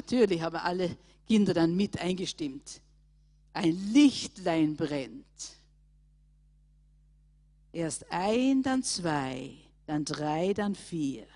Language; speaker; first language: German; non-native, fluent; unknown